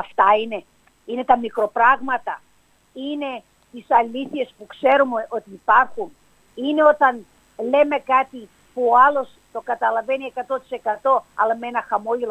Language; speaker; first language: Greek; early bilingual, heritage; English